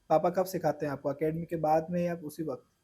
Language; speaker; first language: Hindi; native; Hindi